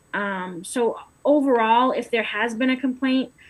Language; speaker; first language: English; native; English